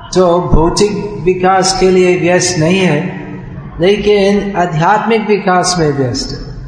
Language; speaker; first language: Hindi; non-native, fluent; English